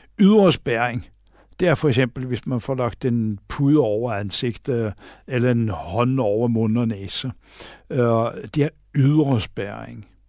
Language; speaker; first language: Danish; native; Danish